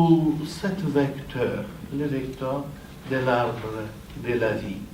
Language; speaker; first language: French; non-native, fluent; Romanian